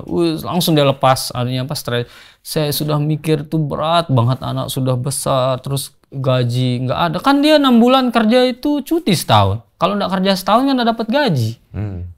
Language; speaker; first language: Indonesian; non-native, local second language; Sasak